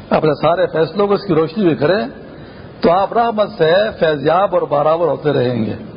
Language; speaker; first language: Urdu; non-native, local second language; Pashto